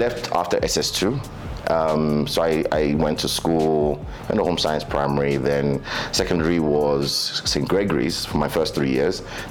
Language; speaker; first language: English; non-native, local second language; Yoruba